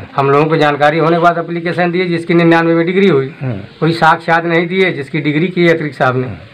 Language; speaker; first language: Hindi; native; Hindi